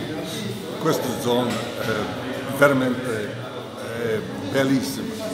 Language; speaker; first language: Italian; non-native, learner; English